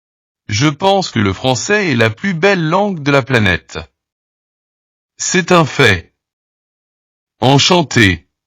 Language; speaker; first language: French; non-native, learner; Portuguese